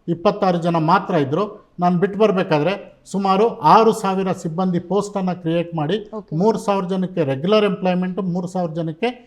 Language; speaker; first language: Kannada; non-native, local second language; Urdu